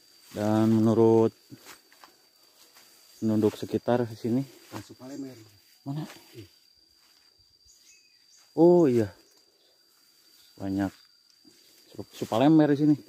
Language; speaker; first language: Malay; non-native, local second language; Sundanese